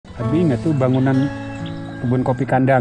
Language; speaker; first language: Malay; non-native, local second language; Javanese